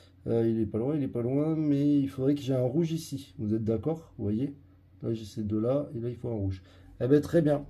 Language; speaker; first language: French; native; French